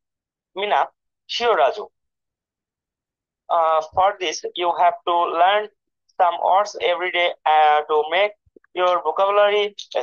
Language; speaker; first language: English; non-native, learner; Bangla